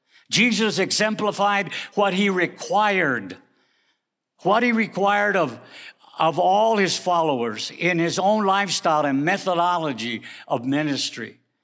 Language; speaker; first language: English; early bilingual, other home language; Spanish